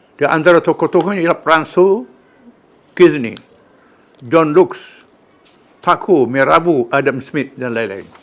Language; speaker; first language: Malay; native; Malay